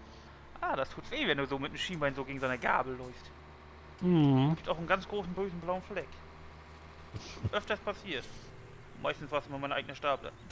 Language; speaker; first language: German; native; German